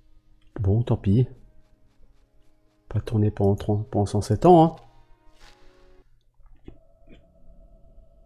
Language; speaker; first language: French; native; French